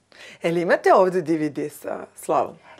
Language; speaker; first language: Serbian; native; Serbian